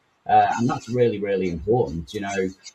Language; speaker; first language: English; native; English